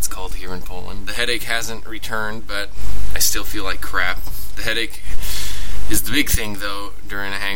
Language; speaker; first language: English; native; English